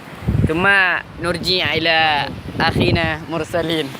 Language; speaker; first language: Arabic; non-native, learner; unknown